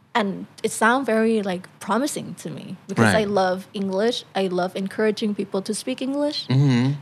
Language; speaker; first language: English; non-native, fluent; Thai